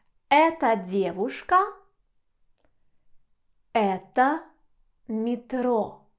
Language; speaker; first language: Russian; non-native, fluent; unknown